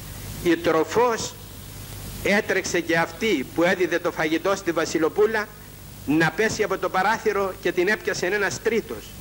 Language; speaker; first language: Greek; native; Greek